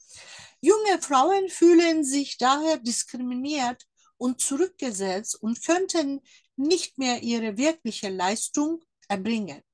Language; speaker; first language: German; non-native, fluent; Turkish